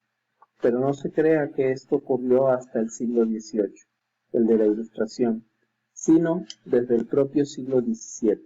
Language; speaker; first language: Spanish; native; Spanish